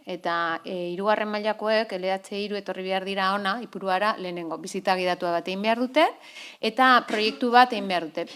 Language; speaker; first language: Basque; non-native, local second language; Spanish